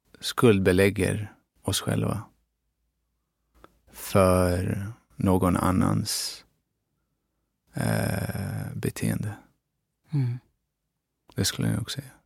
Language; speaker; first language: Swedish; early bilingual, other home language; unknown